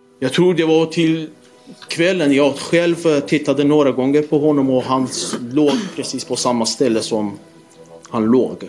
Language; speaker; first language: Swedish; non-native, fluent; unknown